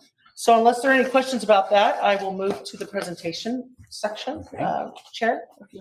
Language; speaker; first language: English; native; English